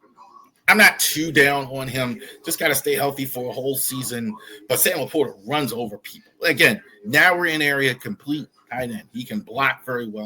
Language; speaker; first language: English; native; English